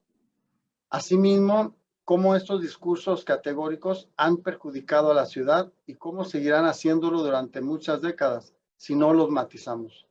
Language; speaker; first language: Spanish; native; Spanish